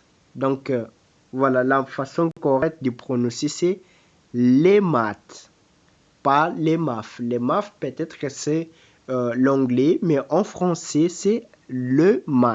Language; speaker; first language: French; non-native, fluent; Portuguese